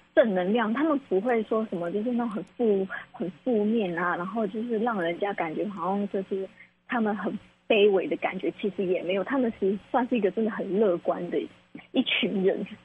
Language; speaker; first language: Chinese; native; Chinese